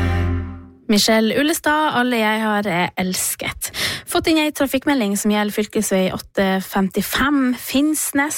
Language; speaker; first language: Norwegian; native; Norwegian